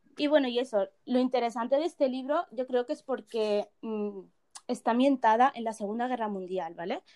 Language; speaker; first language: Spanish; early bilingual, other home language; Arabic